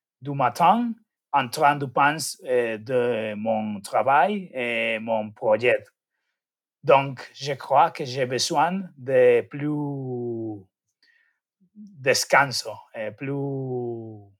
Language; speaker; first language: French; non-native, learner; Spanish